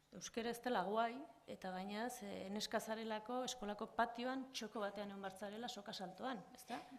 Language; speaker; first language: Basque; native; Basque